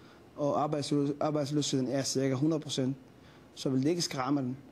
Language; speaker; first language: Danish; non-native, fluent; Somali